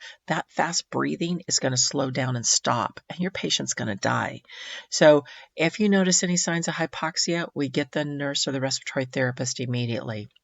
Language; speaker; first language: English; native; English